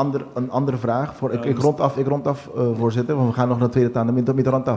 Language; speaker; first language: Dutch; non-native, local second language; Papiamento